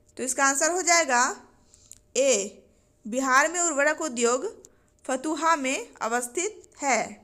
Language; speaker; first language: Hindi; native; Hindi